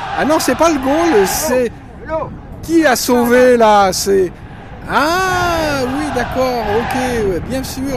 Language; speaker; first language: French; native; French